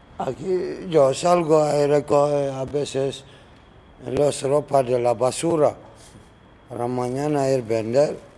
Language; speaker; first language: Spanish; non-native, learner; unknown